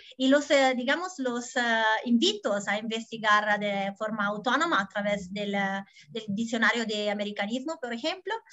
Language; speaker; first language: Spanish; non-native, fluent; Italian